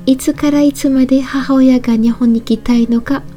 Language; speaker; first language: Japanese; non-native, learner; French